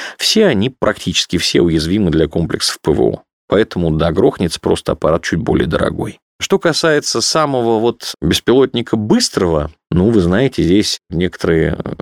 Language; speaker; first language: Russian; native; Russian